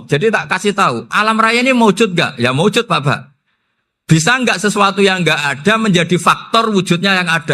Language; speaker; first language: Indonesian; non-native, local second language; Javanese